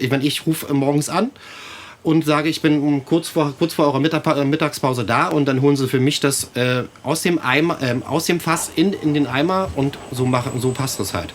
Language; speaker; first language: German; native; German